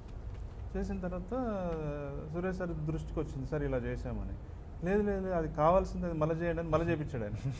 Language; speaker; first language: Telugu; native; Telugu